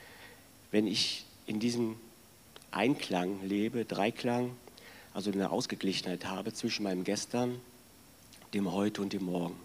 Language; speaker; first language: German; native; German